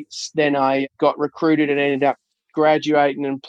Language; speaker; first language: English; native; English